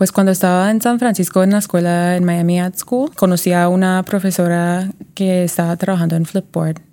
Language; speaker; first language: Spanish; early bilingual, heritage; Spanish